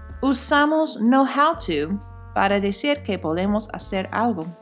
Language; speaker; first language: Spanish; non-native, fluent; English